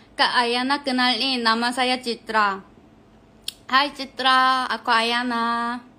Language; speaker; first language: Indonesian; non-native, fluent; Korean